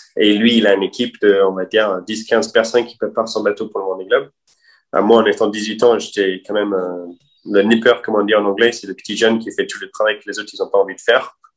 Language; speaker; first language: French; non-native, fluent; English